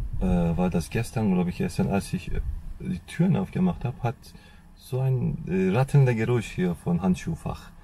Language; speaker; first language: German; non-native, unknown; Turkish